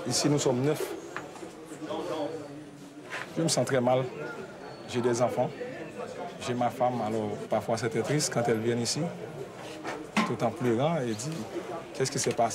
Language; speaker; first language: French; non-native, local second language; Haitian Creole